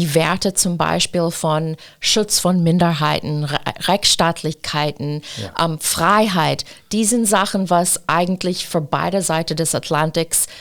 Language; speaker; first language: German; non-native, fluent; English